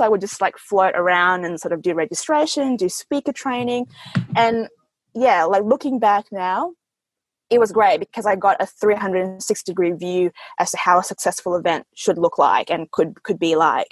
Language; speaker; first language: English; early bilingual, other home language; Indonesian